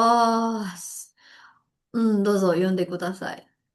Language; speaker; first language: Japanese; non-native, learner; Indonesian